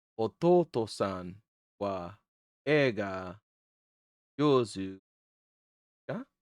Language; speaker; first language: Japanese; non-native, learner; English